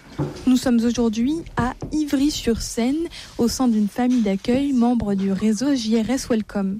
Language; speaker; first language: French; native; French